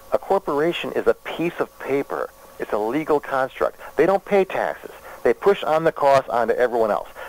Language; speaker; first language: English; native; English